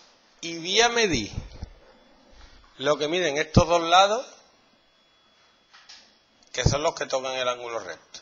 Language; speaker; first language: Spanish; native; Spanish